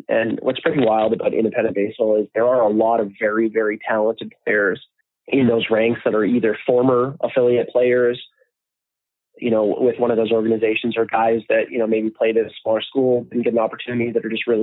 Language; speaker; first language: English; native; English